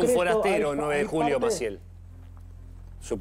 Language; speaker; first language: Spanish; native; Spanish